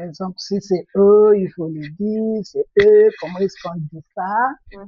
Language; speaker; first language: French; non-native, fluent; Igbo